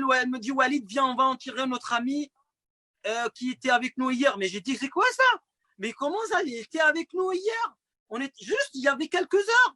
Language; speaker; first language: French; non-native, fluent; Arabic